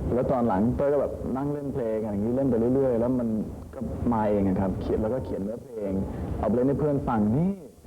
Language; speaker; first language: Thai; early bilingual, heritage; Danish